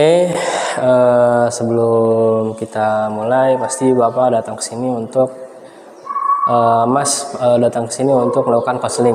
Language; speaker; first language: Indonesian; native; Indonesian